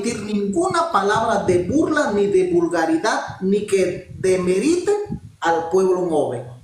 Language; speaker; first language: Spanish; non-native, local second language; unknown